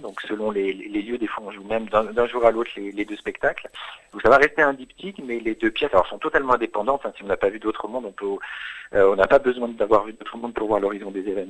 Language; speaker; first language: French; native; French